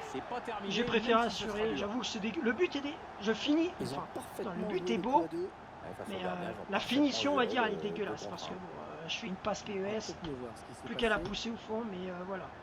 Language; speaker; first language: French; native; French